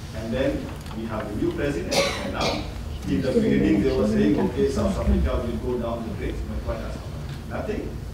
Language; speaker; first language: English; non-native, fluent; Morisyen